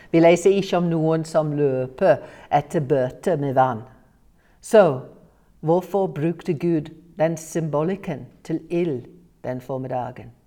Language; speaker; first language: Norwegian; non-native, fluent; English